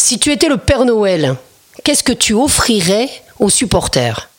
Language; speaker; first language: French; native; French